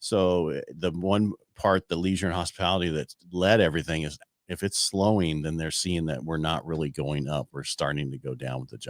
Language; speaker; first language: English; native; English